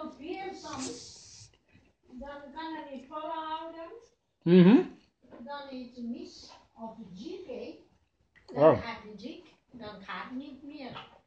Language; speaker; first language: Dutch; non-native, learner; Nepali